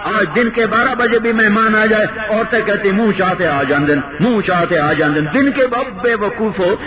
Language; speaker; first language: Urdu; non-native, local second language; Punjabi